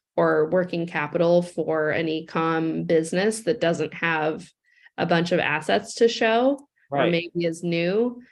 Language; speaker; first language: English; native; English